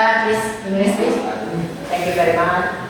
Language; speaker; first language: English; non-native, fluent; Indonesian